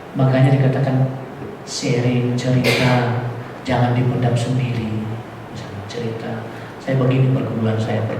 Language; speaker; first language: Indonesian; non-native, local second language; Batak Toba